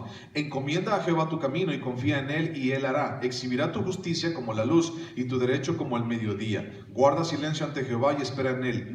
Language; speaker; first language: Spanish; native; Spanish